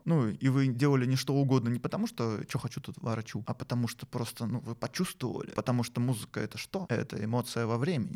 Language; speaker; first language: Russian; native; Russian